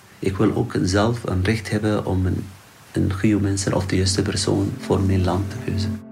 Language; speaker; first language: Dutch; non-native, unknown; Arabic